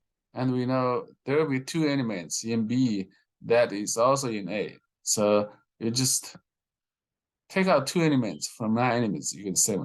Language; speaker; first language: English; non-native, fluent; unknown